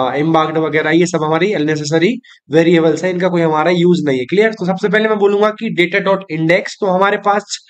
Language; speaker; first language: Hindi; native; Hindi